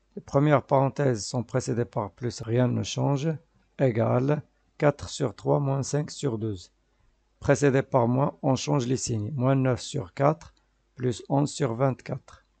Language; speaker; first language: French; non-native, local second language; Arabic